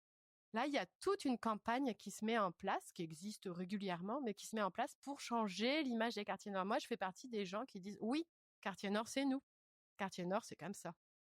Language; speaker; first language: French; native; French